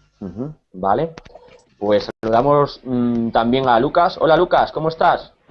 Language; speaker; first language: Spanish; native; Spanish